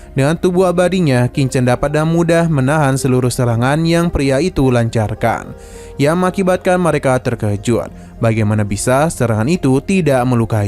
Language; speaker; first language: Indonesian; native; Indonesian